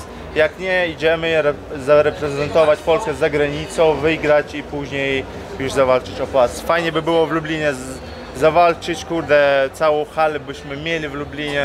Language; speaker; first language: Polish; non-native, fluent; Chechen